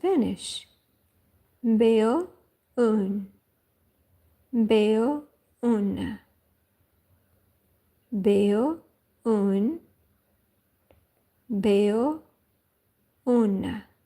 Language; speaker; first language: Spanish; non-native, fluent; Portuguese